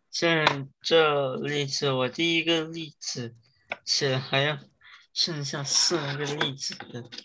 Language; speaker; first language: Chinese; early bilingual, heritage; Chinese